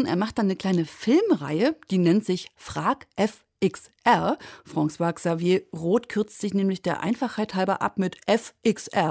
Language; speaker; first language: German; native; German